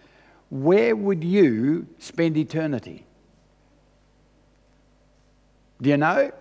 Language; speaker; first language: English; native; English